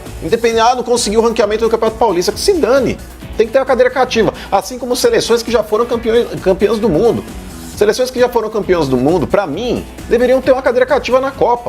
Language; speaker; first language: Portuguese; native; Portuguese